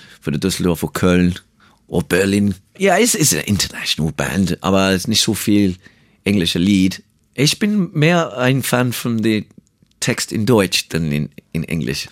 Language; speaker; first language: German; non-native, learner; English